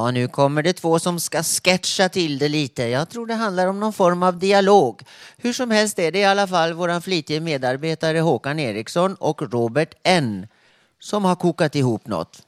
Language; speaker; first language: Swedish; native; Swedish